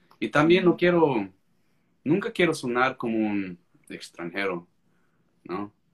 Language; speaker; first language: Spanish; non-native, fluent; English